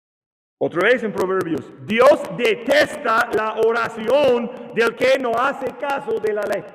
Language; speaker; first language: Spanish; non-native, learner; English